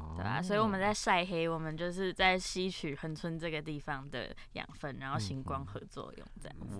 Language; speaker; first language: Chinese; native; Chinese